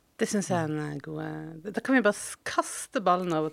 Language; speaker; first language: Norwegian; native; Norwegian